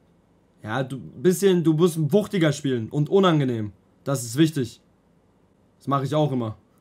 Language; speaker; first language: German; native; German